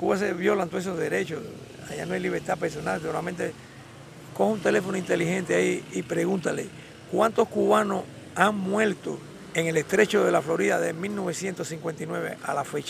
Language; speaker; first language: Spanish; native; Spanish